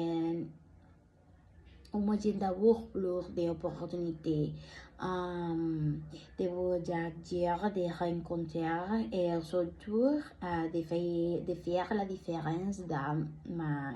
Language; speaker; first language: French; non-native, learner; Spanish